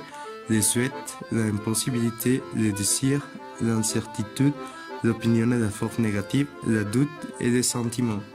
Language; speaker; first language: French; non-native, fluent; Spanish